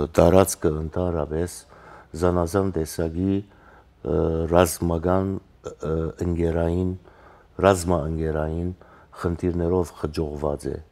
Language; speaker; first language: Armenian; native; Armenian